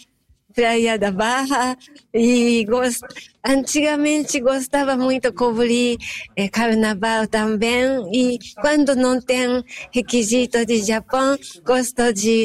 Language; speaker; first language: Portuguese; non-native, fluent; Japanese